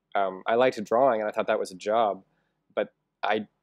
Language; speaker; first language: English; native; English